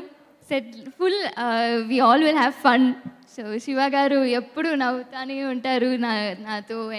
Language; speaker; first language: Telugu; non-native, local second language; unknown